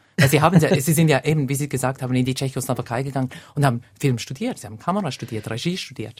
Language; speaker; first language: German; native; German